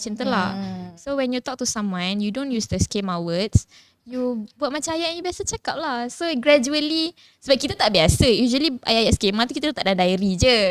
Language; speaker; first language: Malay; non-native, local second language; English